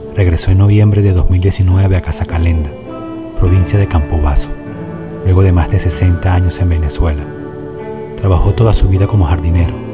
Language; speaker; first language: Spanish; native; Spanish